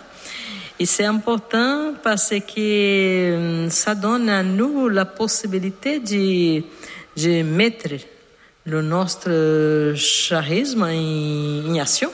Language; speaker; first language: French; non-native, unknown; Portuguese